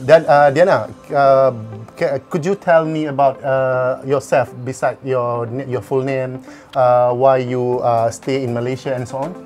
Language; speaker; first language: English; non-native, local second language; Malay